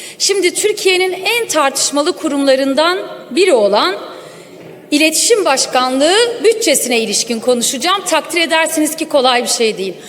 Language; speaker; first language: Turkish; non-native, local second language; Kurdish